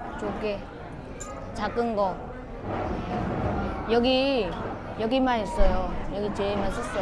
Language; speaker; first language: Korean; non-native, learner; Vietnamese